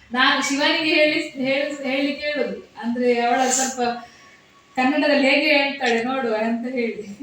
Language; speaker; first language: Kannada; non-native, local second language; Konkani